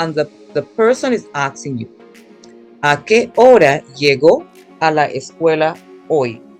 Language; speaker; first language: Spanish; non-native, fluent; English